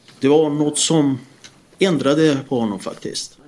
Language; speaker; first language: Swedish; non-native, fluent; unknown